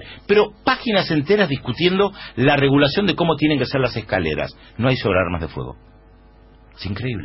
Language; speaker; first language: Spanish; native; Spanish